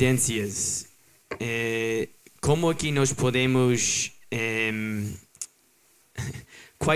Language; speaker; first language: Portuguese; non-native, learner; English